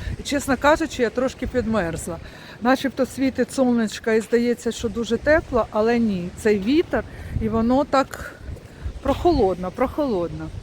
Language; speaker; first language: Ukrainian; non-native, local second language; Russian